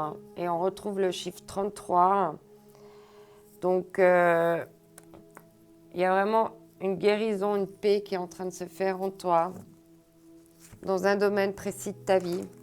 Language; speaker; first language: French; native; French